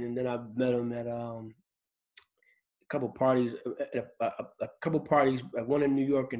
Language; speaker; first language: English; native; English